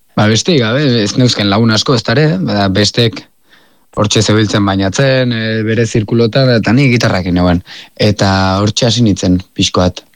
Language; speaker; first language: Basque; native; Basque